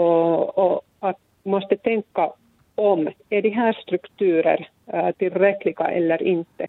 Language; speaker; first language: Swedish; non-native, local second language; Finnish